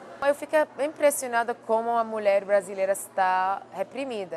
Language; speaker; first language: Portuguese; non-native, fluent; Arabic